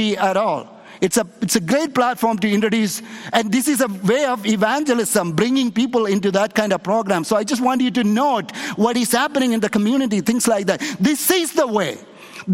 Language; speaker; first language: English; non-native, local second language; Malayalam